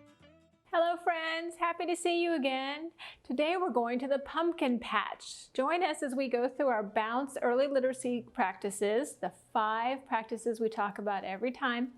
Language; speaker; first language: English; native; English